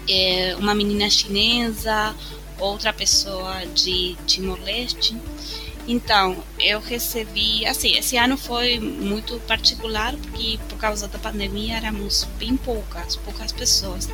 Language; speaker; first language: Portuguese; non-native, fluent; Spanish